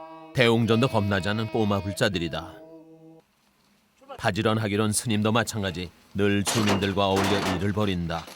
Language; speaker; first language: Korean; native; Korean